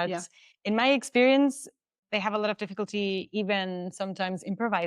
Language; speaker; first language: English; non-native, fluent; German